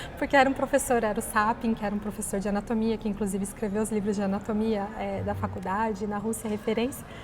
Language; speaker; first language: Portuguese; native; Portuguese